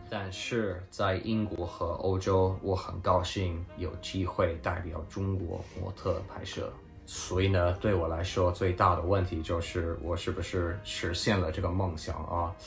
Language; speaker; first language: Chinese; early bilingual, heritage; Chinese